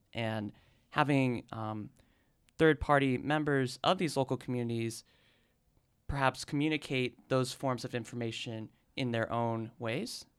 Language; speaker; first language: English; native; English